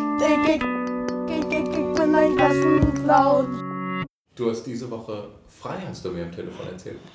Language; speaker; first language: German; native; German